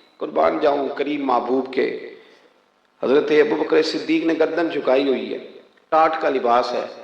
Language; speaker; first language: Urdu; non-native, local second language; Punjabi